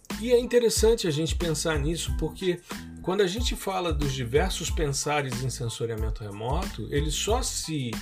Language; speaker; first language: Portuguese; native; Portuguese